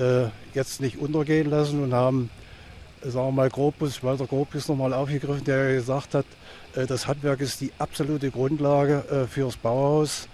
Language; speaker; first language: German; native; German